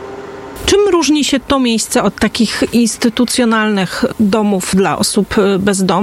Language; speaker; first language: Polish; native; Polish